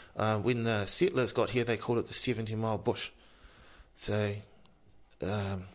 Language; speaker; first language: English; native; English